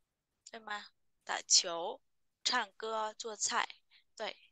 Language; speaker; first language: Chinese; non-native, fluent; Vietnamese